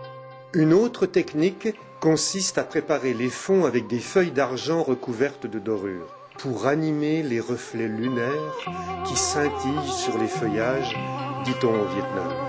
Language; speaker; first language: French; native; French